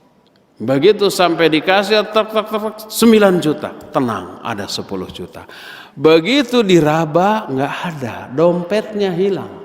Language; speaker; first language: Indonesian; native; Indonesian